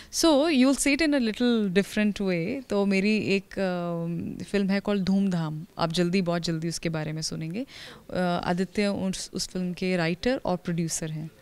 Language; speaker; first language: Hindi; native; Hindi